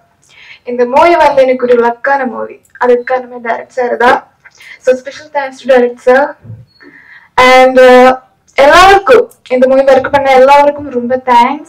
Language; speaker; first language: Tamil; non-native, learner; Malayalam